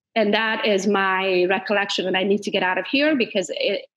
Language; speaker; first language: English; non-native, fluent; Hungarian